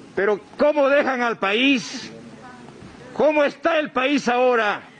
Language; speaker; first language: Spanish; native; Spanish